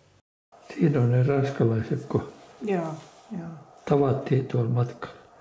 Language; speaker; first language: Finnish; native; Finnish